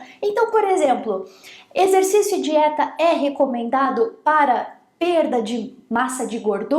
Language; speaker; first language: Portuguese; native; Portuguese